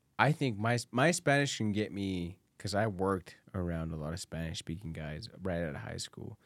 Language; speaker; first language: English; early bilingual, other home language; Spanish